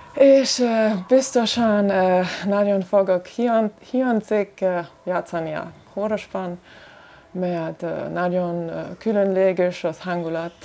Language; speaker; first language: Hungarian; non-native, learner; German